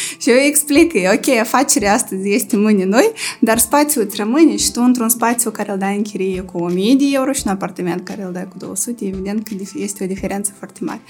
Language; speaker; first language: Romanian; native; Romanian